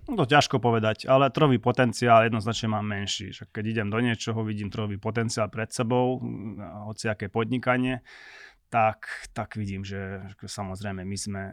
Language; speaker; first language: Slovak; non-native, local second language; Hungarian